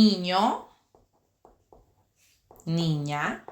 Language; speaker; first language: Spanish; early bilingual, heritage; Spanish